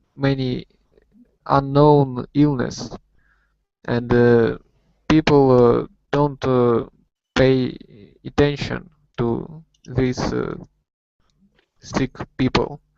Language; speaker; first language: English; non-native, learner; Russian